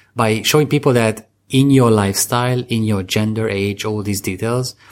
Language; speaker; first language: English; non-native, fluent; Hungarian